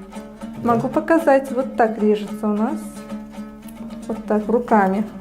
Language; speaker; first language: Russian; non-native, fluent; Uzbek